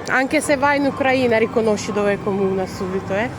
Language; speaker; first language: Italian; non-native, learner; Ukrainian